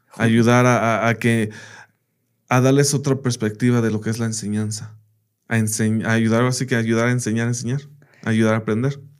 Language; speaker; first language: Spanish; early bilingual, heritage; Spanish